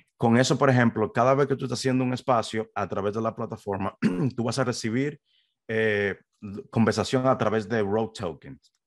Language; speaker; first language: Spanish; native; Spanish